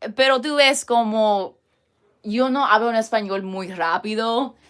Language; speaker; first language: Spanish; early bilingual, heritage; Spanish